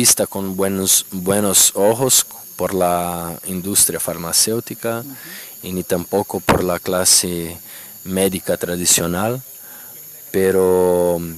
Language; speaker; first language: Spanish; non-native, fluent; Portuguese